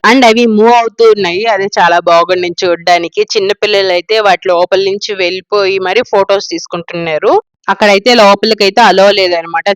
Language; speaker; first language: Telugu; non-native, local second language; Tamil